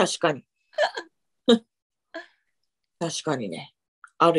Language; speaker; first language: Japanese; native; Japanese